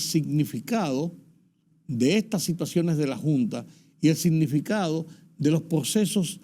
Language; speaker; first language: Spanish; native; Spanish